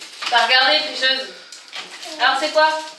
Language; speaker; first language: French; native; French